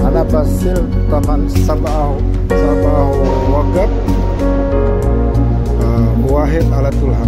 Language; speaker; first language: Arabic; non-native, learner; Indonesian